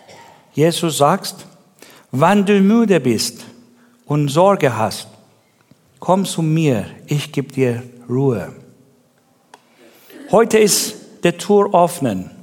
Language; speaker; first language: German; non-native, learner; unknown